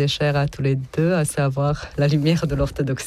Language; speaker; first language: French; non-native, fluent; Serbian